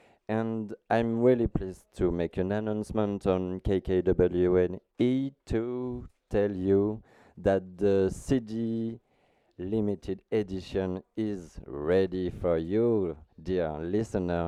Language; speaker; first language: English; non-native, fluent; French